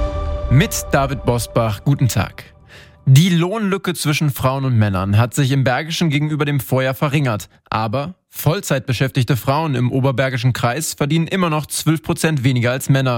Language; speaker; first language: German; native; German